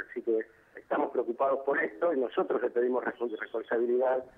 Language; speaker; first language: Spanish; native; Spanish